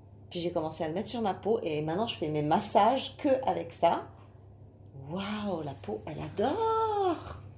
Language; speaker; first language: French; native; French